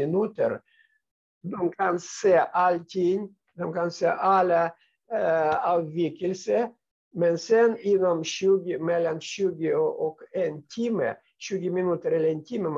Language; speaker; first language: Swedish; non-native, fluent; Russian